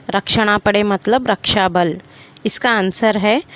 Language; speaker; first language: Hindi; non-native, local second language; Kannada